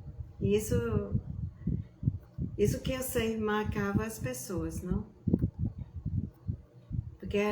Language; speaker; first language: Portuguese; non-native, fluent; English